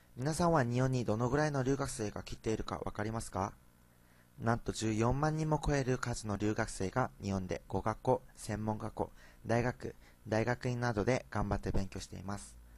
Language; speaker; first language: Japanese; non-native, fluent; Korean